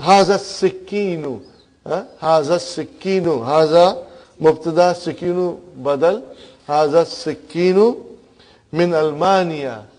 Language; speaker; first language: Arabic; non-native, fluent; Urdu